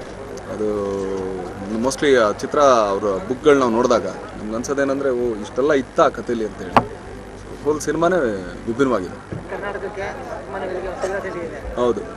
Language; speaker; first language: Kannada; native; Kannada